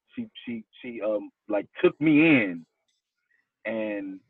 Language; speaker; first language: English; native; English